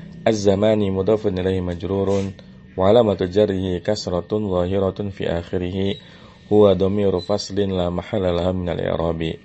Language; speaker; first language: Arabic; non-native, fluent; Indonesian